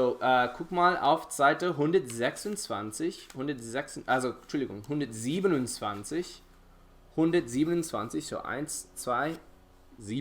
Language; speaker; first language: German; non-native, fluent; English